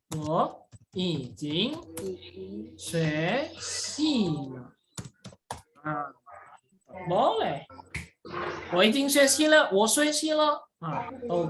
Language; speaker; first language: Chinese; non-native, fluent; Indonesian